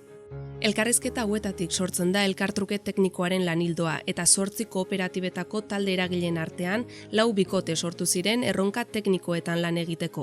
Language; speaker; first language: Basque; native; Basque